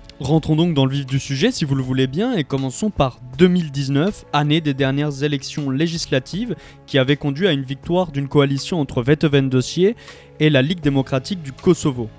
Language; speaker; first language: French; native; French